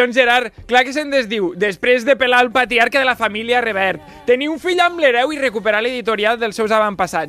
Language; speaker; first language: Catalan; native; Catalan